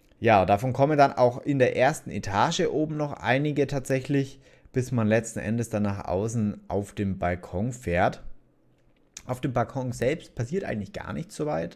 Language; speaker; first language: German; native; German